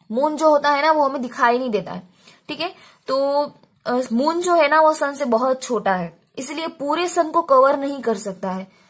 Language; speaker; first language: Hindi; non-native, local second language; Gujarati